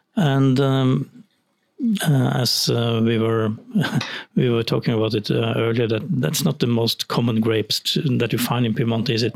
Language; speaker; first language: English; non-native, fluent; Norwegian